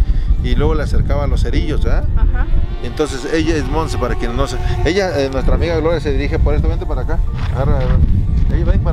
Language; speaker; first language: Spanish; native; Spanish